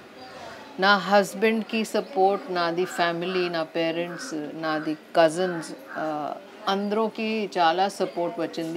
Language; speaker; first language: Telugu; non-native, learner; Hindi